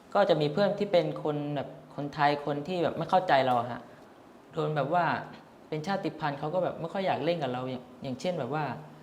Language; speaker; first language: Thai; non-native, local second language; Hmong